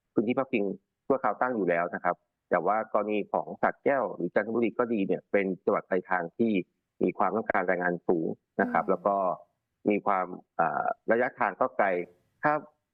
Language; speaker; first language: Thai; native; Thai